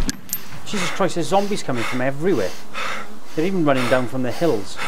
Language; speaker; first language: English; native; English